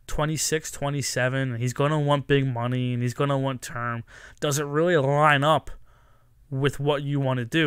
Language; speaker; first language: English; native; English